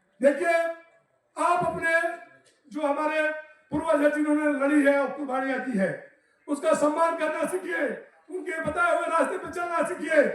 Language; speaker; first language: Hindi; native; Hindi